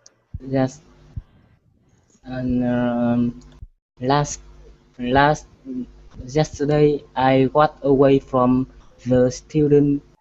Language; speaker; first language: English; non-native, learner; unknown